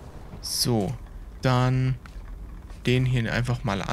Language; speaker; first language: German; native; German